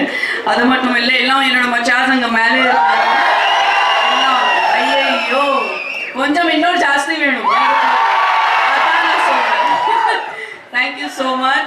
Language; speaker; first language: Tamil; non-native, learner; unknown